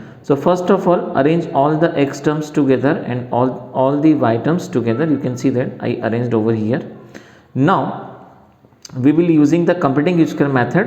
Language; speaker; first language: English; non-native, local second language; Hindi